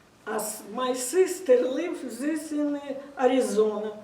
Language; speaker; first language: English; non-native, learner; Russian